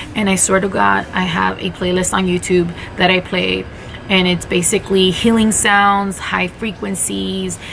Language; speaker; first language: English; early bilingual, other home language; Spanish